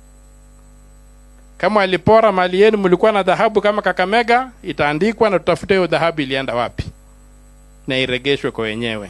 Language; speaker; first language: Swahili; non-native, local second language; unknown